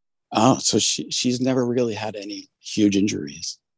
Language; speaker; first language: English; native; English